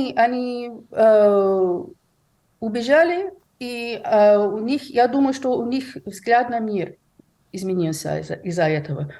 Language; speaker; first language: Russian; non-native, fluent; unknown